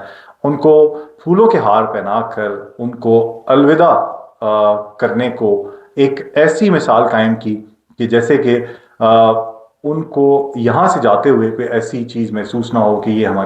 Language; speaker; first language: Urdu; non-native, local second language; Northern Hindko